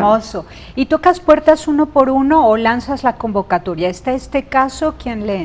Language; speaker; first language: Spanish; native; Spanish